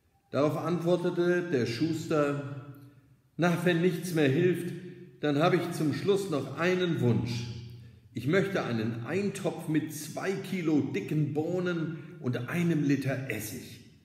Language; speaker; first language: German; native; German